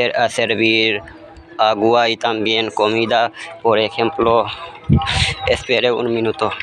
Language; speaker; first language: Spanish; non-native, learner; Hindi